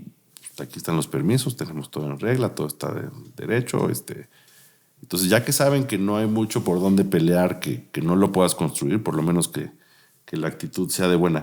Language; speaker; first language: Spanish; native; Spanish